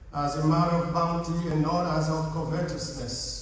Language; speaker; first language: English; non-native, fluent; Haitian Creole